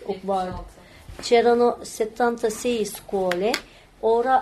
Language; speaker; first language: Italian; non-native, learner; Turkish